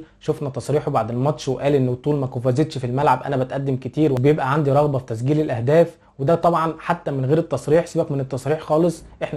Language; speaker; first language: Arabic; native; Arabic